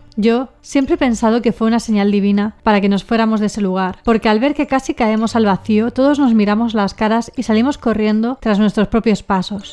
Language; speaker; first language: Spanish; native; Spanish